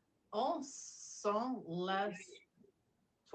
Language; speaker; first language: French; non-native, learner; English